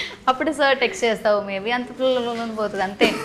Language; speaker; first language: Telugu; non-native, learner; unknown